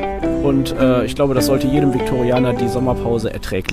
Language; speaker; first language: German; native; German